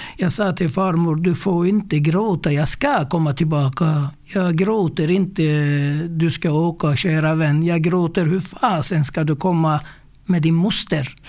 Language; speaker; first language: Swedish; non-native, fluent; Turkish